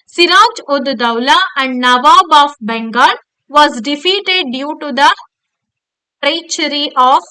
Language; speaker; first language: English; non-native, local second language; Kannada